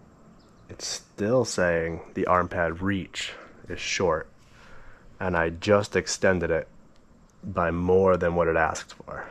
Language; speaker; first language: English; native; English